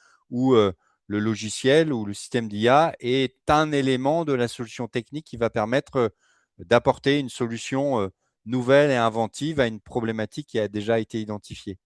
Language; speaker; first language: French; native; French